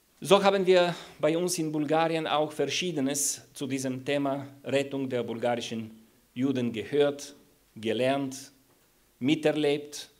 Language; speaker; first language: German; non-native, fluent; Bulgarian